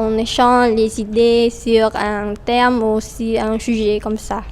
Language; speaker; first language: French; non-native, fluent; Khmer